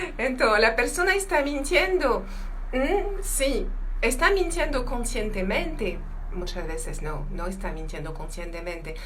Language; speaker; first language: Spanish; non-native, fluent; French